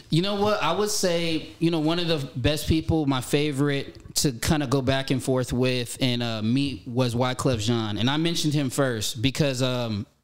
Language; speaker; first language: English; native; English